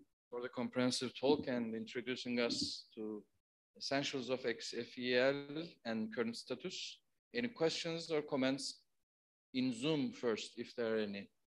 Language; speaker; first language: English; non-native, fluent; Turkish